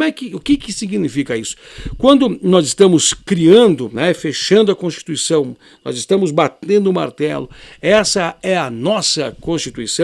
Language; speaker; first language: Portuguese; native; Portuguese